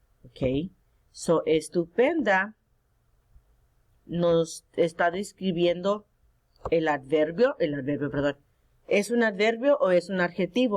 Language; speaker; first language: Spanish; early bilingual, heritage; Spanish